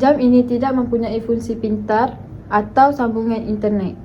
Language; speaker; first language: Malay; native; Malay